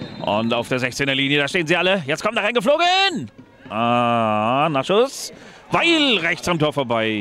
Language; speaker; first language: German; native; German